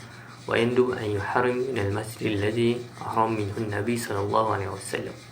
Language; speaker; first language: Arabic; non-native, learner; Malay